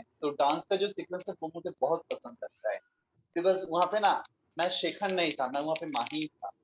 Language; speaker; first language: Hindi; non-native, local second language; Bangla